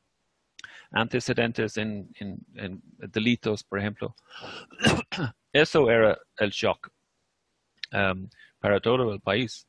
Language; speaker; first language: Spanish; non-native, fluent; English